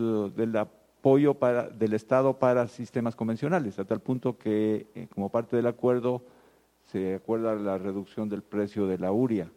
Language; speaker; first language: Spanish; native; Spanish